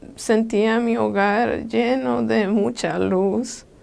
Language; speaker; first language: Spanish; early bilingual, other home language; English